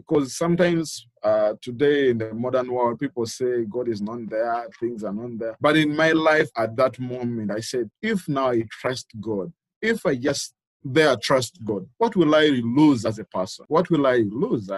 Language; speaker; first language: English; non-native, local second language; Ganda